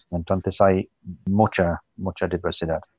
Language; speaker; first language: Spanish; non-native, fluent; English